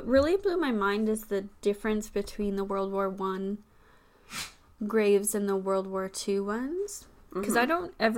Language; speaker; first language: English; native; English